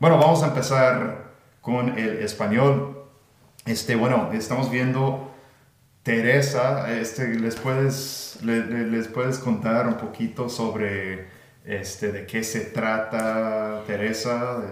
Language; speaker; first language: Spanish; non-native, fluent; English